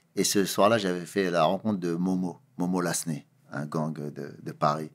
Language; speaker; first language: French; early bilingual, other home language; Kabuverdianu